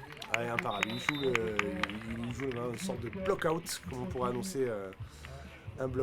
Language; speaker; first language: French; native; French